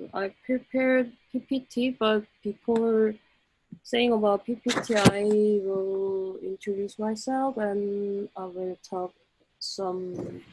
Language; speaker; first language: English; non-native, learner; Korean